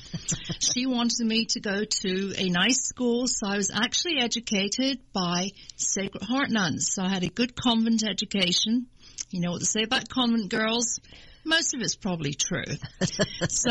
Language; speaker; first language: English; native; English